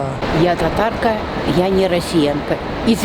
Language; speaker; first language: Russian; non-native, local second language; Tatar